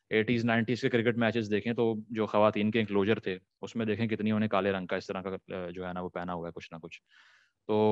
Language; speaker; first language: Urdu; native; Urdu